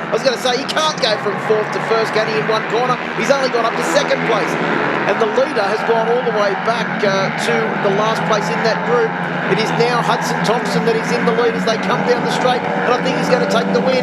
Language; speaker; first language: English; native; English